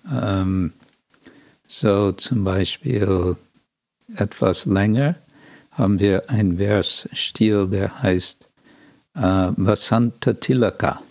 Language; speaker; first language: German; non-native, fluent; English